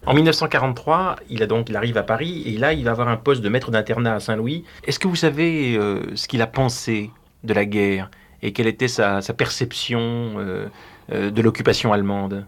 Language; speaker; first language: French; native; French